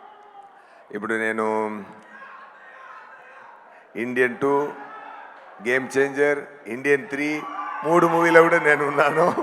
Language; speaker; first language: Telugu; non-native, learner; Tamil